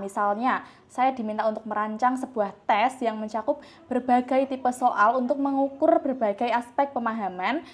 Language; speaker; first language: Indonesian; native; Indonesian